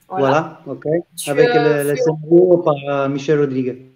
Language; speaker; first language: French; non-native, learner; Italian